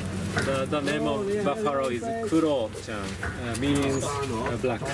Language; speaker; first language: English; non-native, learner; Japanese